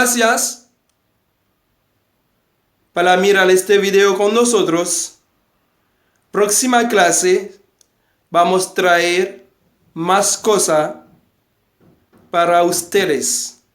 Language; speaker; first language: Spanish; non-native, fluent; Haitian Creole